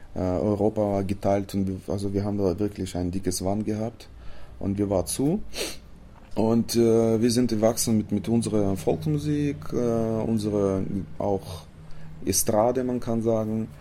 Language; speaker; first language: German; non-native, fluent; Romanian